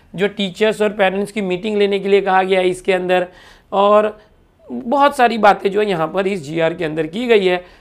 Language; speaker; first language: Hindi; non-native, local second language; Marathi